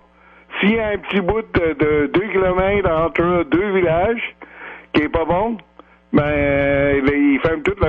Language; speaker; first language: French; native; French